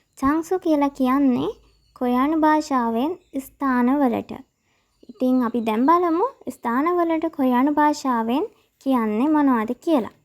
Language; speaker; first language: Sinhala; native; Sinhala